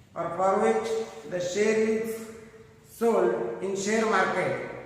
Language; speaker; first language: English; non-native, local second language; Marathi